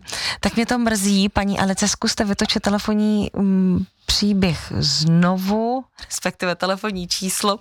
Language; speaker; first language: Czech; native; Czech